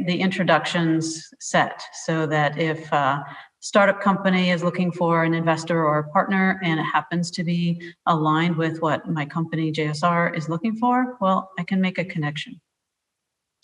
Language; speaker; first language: English; native; English